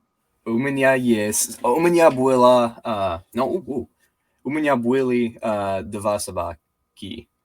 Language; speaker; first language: Russian; non-native, learner; English